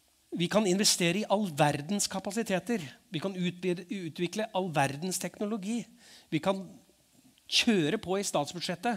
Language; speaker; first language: Norwegian; native; Norwegian